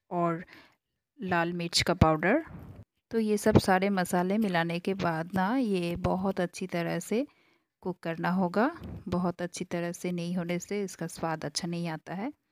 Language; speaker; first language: Hindi; non-native, local second language; Bangla